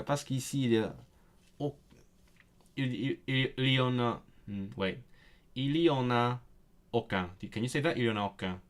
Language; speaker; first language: French; non-native, fluent; Cantonese